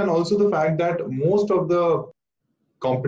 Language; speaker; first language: English; non-native, local second language; Bangla